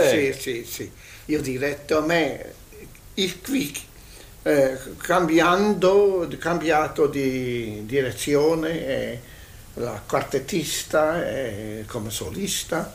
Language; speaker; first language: Italian; non-native, learner; Hungarian